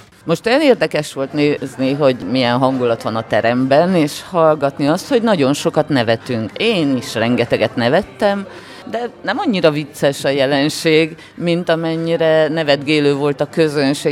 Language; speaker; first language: Hungarian; native; Hungarian